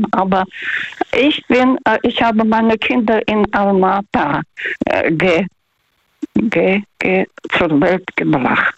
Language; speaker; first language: German; non-native, fluent; Russian